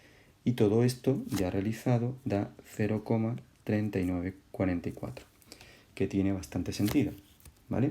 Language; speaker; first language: Spanish; native; Spanish